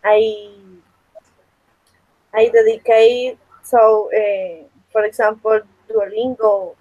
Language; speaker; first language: English; non-native, learner; Spanish